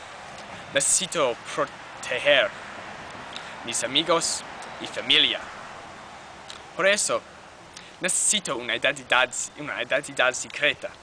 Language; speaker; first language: Spanish; non-native, learner; English